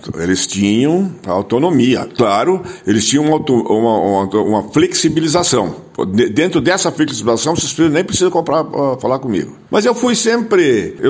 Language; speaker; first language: Portuguese; non-native, local second language; German